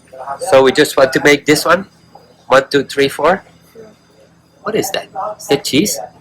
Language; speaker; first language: English; non-native, fluent; Indonesian